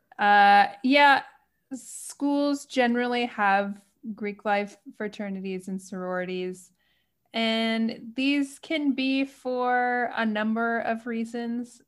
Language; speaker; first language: English; native; English